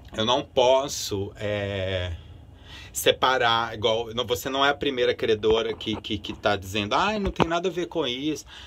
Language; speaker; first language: Portuguese; early bilingual, other home language; Spanish